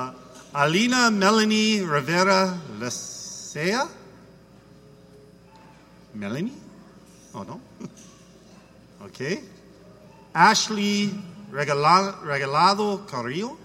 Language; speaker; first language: Spanish; non-native, learner; English